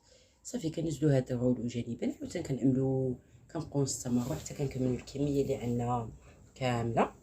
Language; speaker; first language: Arabic; native; Arabic